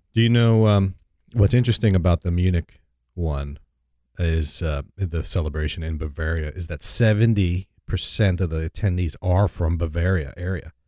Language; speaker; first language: English; native; English